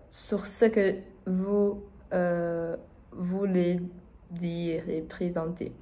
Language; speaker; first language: French; non-native, learner; Portuguese